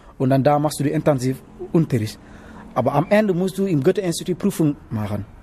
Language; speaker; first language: German; non-native, learner; Wolof